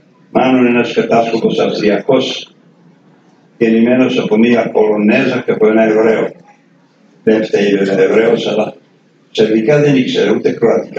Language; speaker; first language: Greek; non-native, fluent; Serbian